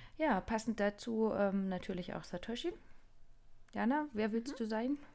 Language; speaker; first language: German; non-native, fluent; Japanese